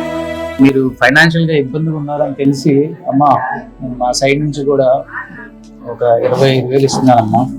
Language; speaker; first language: Telugu; native; Telugu